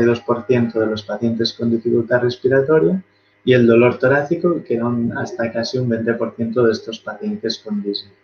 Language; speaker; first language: Spanish; native; Spanish